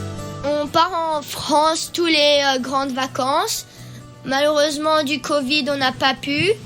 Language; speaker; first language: French; early bilingual, heritage; French